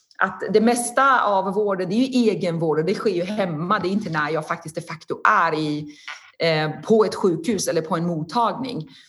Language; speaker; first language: Swedish; non-native, fluent; Persian